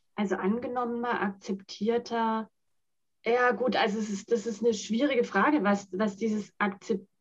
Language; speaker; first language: German; non-native, local second language; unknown